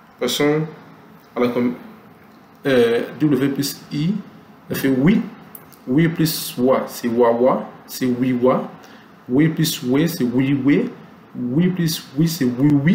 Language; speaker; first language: French; non-native, local second language; Lingala